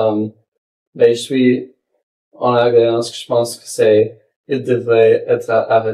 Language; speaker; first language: French; non-native, local second language; English